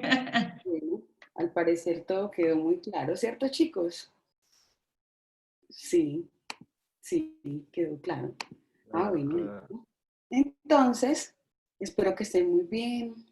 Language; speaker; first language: Spanish; native; Spanish